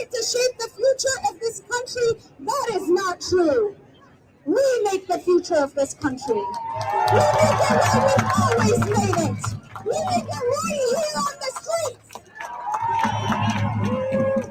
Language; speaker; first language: English; native; English